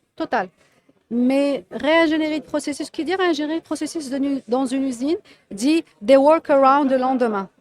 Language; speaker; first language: French; non-native, local second language; Arabic